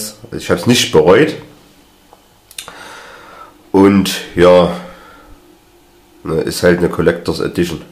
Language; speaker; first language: German; native; German